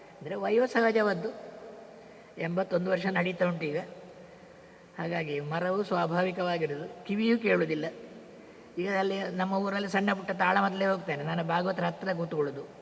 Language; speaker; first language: Kannada; non-native, local second language; Tulu